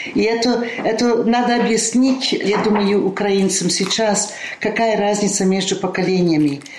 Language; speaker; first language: Russian; early bilingual, heritage; Russian